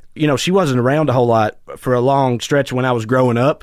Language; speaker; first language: English; native; English